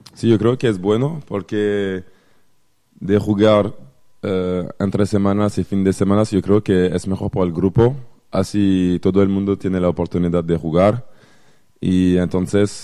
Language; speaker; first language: Spanish; non-native, fluent; French